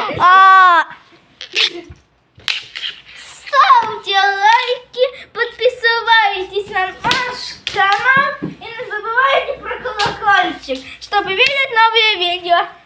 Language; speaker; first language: Russian; non-native, local second language; Ukrainian